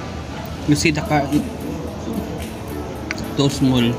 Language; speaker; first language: English; non-native, learner; Filipino